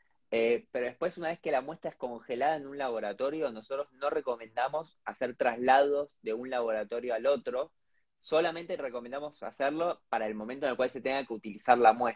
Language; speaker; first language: Spanish; native; Spanish